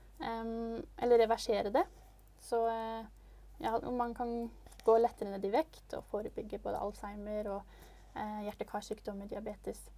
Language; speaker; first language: Norwegian; native; Norwegian